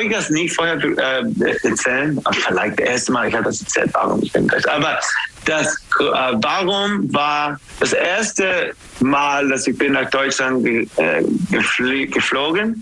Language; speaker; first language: German; non-native, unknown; English